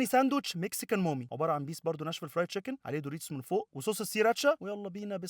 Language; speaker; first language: Arabic; native; Arabic